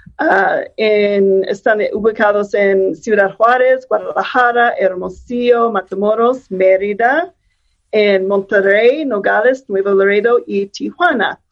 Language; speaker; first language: Spanish; non-native, fluent; English